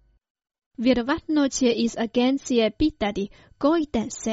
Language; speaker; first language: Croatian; non-native, fluent; Chinese